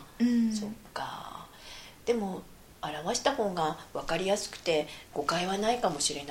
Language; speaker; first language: Japanese; native; Japanese